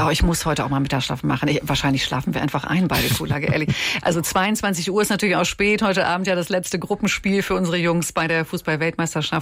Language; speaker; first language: German; native; German